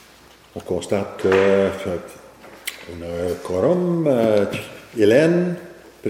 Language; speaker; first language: French; native; French